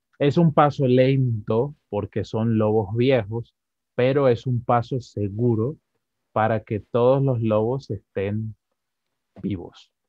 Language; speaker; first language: Spanish; native; Spanish